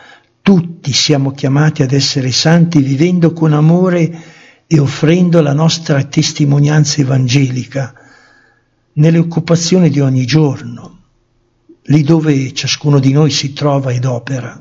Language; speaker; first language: Italian; native; Italian